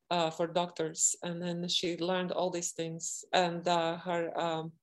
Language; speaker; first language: English; non-native, fluent; Latvian